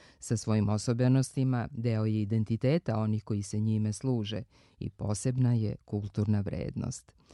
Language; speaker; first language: Serbian; native; Serbian